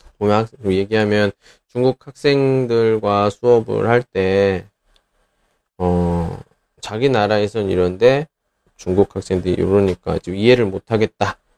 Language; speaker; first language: Korean; native; Korean